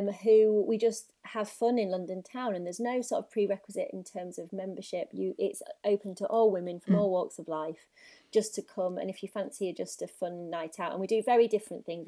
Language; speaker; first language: English; native; English